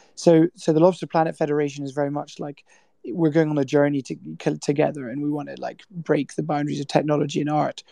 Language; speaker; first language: English; native; English